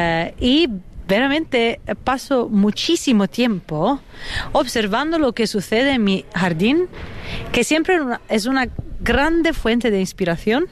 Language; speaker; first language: Spanish; non-native, fluent; Italian